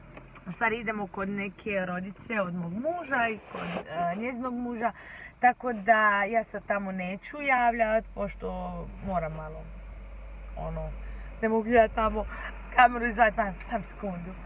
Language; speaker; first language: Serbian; early bilingual, heritage; Serbian